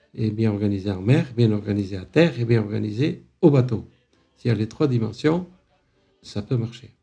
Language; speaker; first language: French; native; French